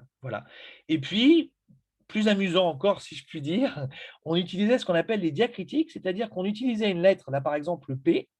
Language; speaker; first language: French; native; French